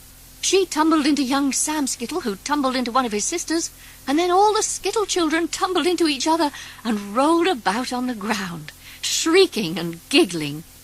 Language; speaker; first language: English; native; English